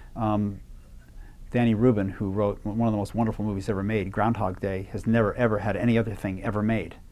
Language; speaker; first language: English; native; English